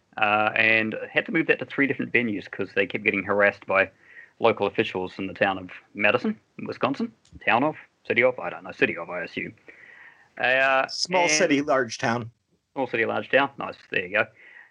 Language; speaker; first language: English; native; English